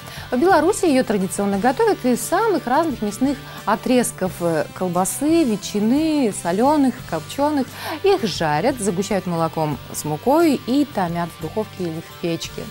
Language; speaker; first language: Russian; native; Russian